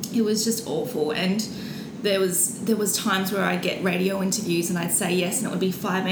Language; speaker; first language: English; native; English